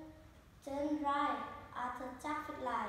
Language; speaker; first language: English; non-native, learner; Vietnamese